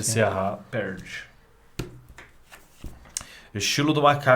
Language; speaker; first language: Portuguese; native; Portuguese